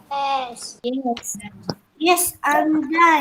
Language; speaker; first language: English; non-native, learner; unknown